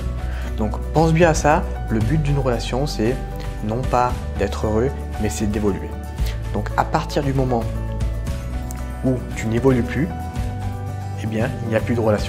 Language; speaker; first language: French; native; French